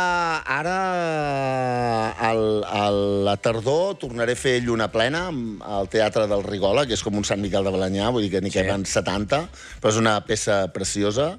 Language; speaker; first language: Catalan; native; Catalan